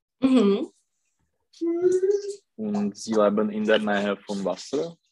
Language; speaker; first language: German; non-native, learner; Czech